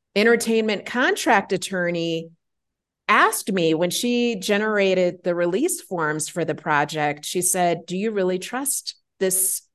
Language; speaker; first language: English; native; English